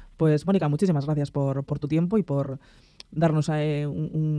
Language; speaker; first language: Spanish; native; Spanish